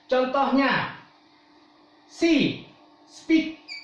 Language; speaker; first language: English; non-native, fluent; Indonesian